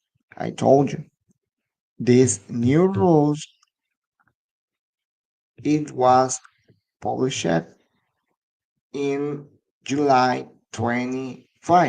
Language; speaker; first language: English; non-native, learner; Spanish